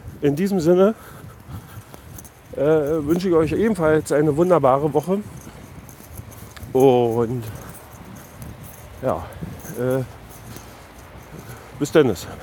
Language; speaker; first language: German; native; German